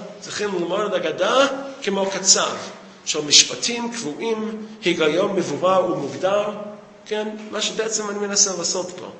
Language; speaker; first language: Hebrew; non-native, fluent; English